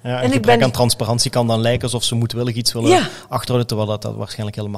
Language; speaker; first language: Dutch; native; Dutch